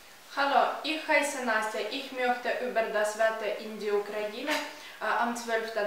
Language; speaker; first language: German; non-native, learner; Ukrainian